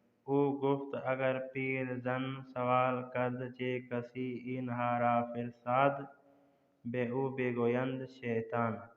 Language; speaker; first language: Persian; non-native, fluent; Urdu